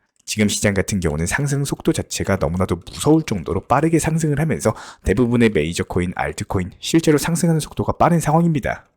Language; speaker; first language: Korean; native; Korean